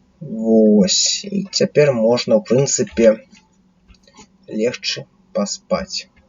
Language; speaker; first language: Belarusian; non-native, local second language; Russian